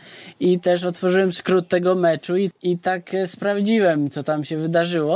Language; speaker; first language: Polish; non-native, fluent; Albanian